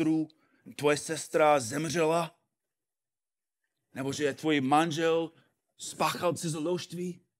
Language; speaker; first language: Czech; non-native, fluent; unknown